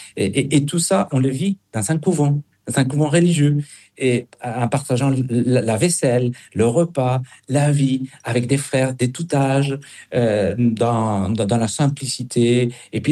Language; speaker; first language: French; non-native, fluent; Spanish